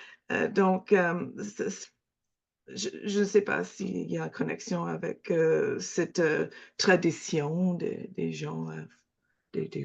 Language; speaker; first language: French; non-native, fluent; English